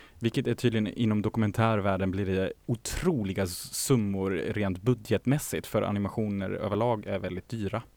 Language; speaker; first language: Swedish; non-native, fluent; German